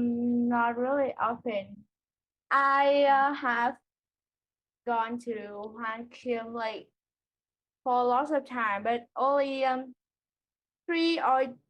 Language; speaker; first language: English; non-native, learner; Vietnamese